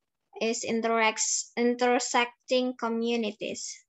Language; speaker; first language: English; non-native, learner; Indonesian